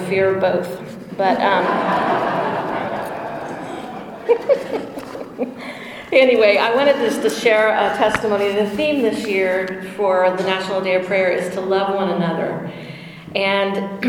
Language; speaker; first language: English; native; English